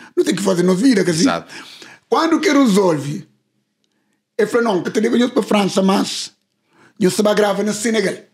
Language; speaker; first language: Portuguese; non-native, local second language; Kabuverdianu